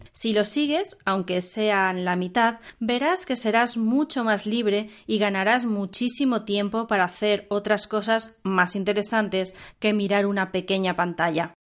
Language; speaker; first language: Spanish; native; Spanish